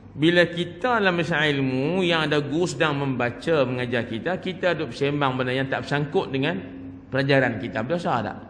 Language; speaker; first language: Malay; native; Malay